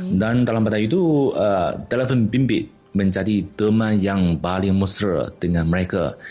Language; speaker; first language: Malay; non-native, fluent; Chinese